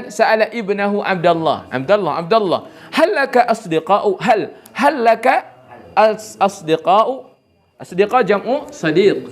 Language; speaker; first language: Arabic; non-native, fluent; Indonesian